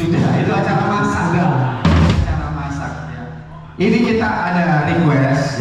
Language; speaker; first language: Indonesian; native; Indonesian